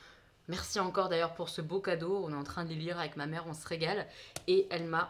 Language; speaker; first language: French; native; French